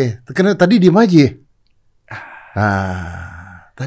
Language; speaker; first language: Indonesian; native; Indonesian